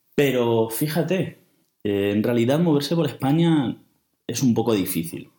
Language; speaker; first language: Spanish; native; Spanish